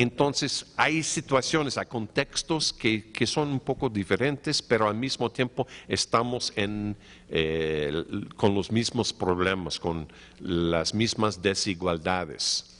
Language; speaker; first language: Spanish; non-native, fluent; English